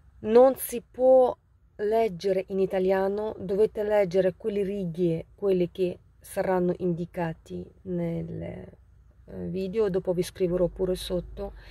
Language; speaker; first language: Italian; non-native, fluent; Russian